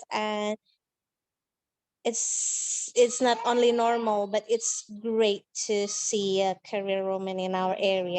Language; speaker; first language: English; non-native, fluent; Indonesian